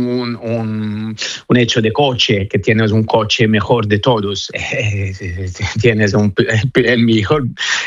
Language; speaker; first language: Spanish; non-native, fluent; Italian